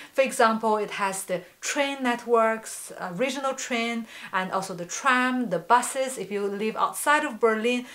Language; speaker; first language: English; non-native, fluent; Chinese